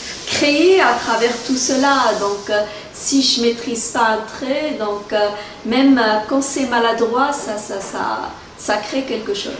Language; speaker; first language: French; non-native, local second language; Arabic